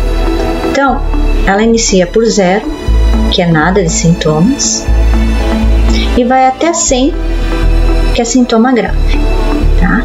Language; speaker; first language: Portuguese; native; Portuguese